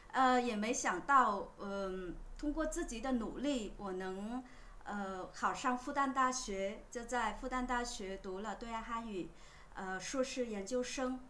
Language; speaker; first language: Chinese; non-native, fluent; Vietnamese